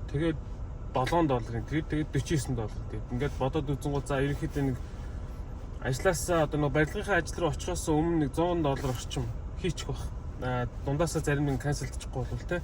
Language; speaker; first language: Mongolian; native; Mongolian